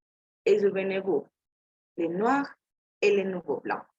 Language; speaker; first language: French; non-native, learner; Spanish